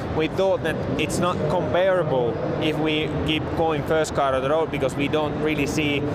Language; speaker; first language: English; non-native, fluent; Finnish